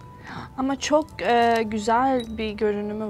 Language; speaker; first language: Turkish; early bilingual, heritage; Turkish